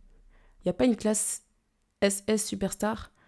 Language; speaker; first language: French; native; French